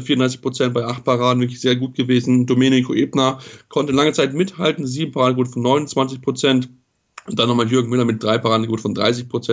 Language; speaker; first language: German; native; German